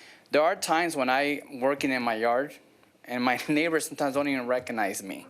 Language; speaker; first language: English; native; English